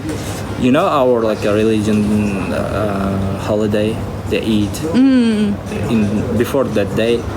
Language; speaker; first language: English; non-native, fluent; Uzbek